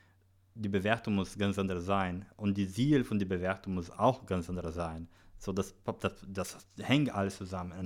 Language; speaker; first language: German; non-native, learner; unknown